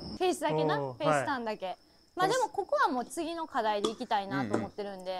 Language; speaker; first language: Japanese; native; Japanese